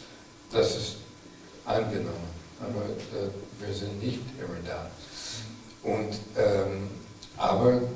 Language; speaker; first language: German; non-native, fluent; English